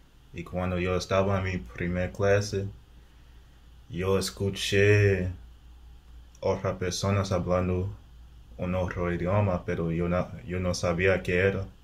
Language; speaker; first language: Spanish; non-native, learner; English